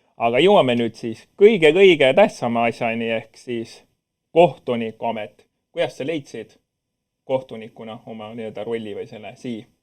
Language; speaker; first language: Estonian; native; Estonian